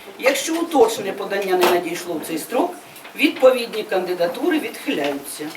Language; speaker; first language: Ukrainian; native; Ukrainian